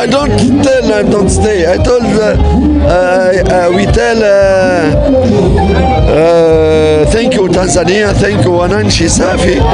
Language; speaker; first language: English; non-native, learner; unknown